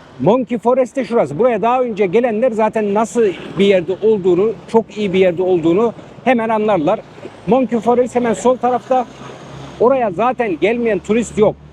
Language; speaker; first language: Turkish; native; Turkish